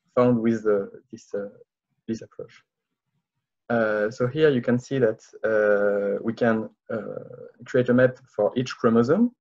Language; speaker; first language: English; non-native, learner; French